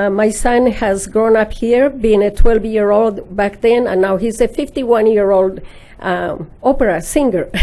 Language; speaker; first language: English; non-native, fluent; Spanish